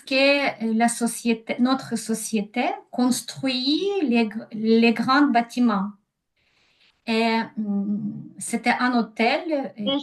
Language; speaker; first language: French; non-native, learner; Ukrainian